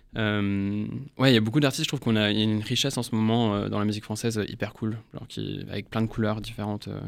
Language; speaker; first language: French; early bilingual, heritage; English